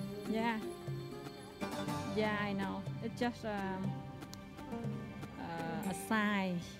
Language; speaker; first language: English; non-native, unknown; Vietnamese